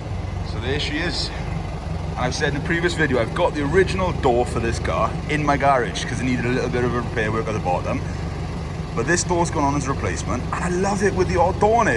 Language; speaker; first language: English; native; English